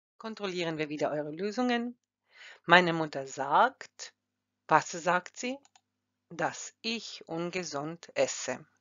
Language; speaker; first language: German; non-native, fluent; Croatian